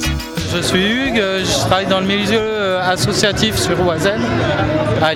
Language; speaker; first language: French; native; French